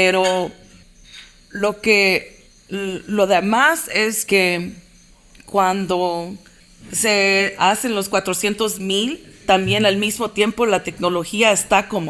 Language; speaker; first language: Spanish; early bilingual, heritage; Spanish